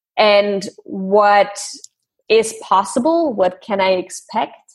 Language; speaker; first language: English; non-native, fluent; German